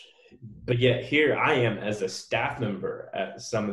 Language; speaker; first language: English; native; English